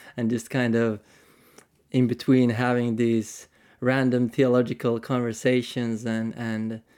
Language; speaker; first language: English; non-native, fluent; Finnish